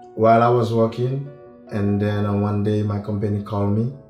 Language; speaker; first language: English; non-native, fluent; Haitian Creole